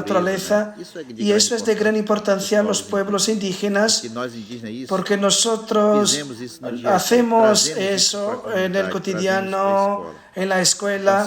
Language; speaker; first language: Spanish; non-native, fluent; Portuguese